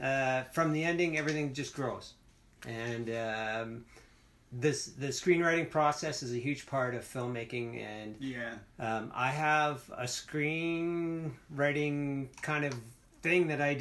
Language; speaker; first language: English; native; English